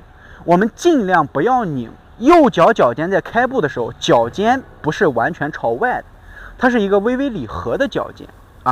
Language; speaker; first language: Chinese; native; Chinese